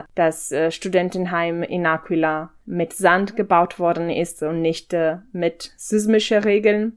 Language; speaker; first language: German; non-native, fluent; Italian